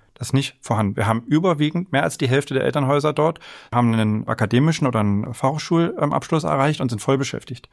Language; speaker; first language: German; native; German